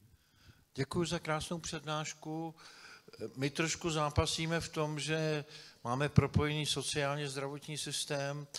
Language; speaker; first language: Czech; native; Czech